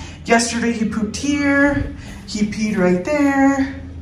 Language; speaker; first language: English; early bilingual, other home language; Spanish